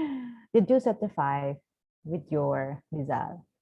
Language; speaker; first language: English; non-native, fluent; Khmer